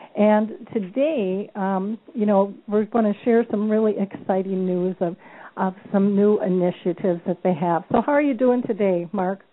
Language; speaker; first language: English; non-native, fluent; Dutch